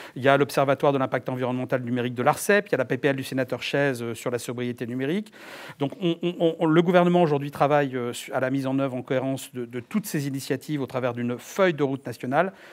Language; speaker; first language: French; native; French